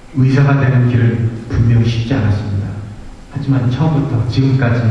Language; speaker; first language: Korean; early bilingual, heritage; Korean